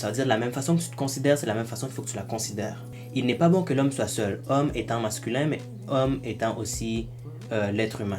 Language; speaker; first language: French; native; French